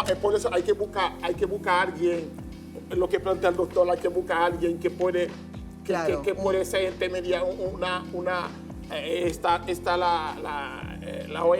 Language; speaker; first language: Spanish; non-native, learner; Haitian Creole